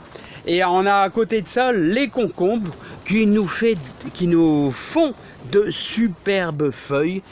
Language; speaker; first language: French; native; French